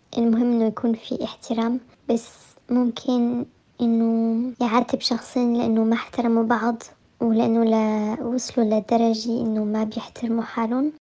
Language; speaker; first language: Arabic; early bilingual, heritage; French